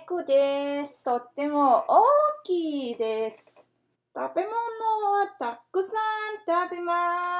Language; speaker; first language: Japanese; non-native, learner; English